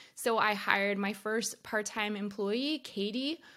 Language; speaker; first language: English; native; English